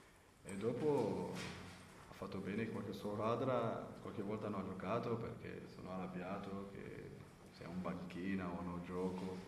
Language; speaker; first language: Italian; non-native, learner; French